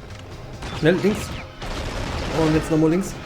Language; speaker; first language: German; native; German